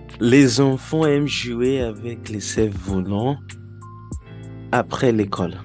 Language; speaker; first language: French; non-native, learner; Yoruba